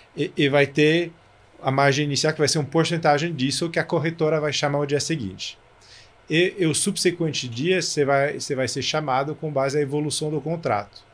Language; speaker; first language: Portuguese; non-native, fluent; French